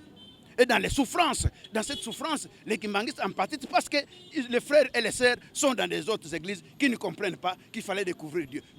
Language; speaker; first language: French; non-native, local second language; Lingala